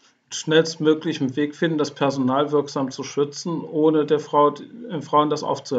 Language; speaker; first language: German; native; German